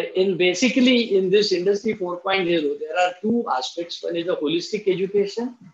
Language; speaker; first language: English; non-native, local second language; Marathi